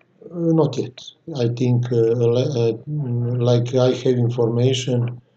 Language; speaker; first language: English; non-native, fluent; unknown